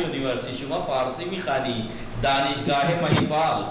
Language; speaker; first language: Persian; non-native, fluent; Urdu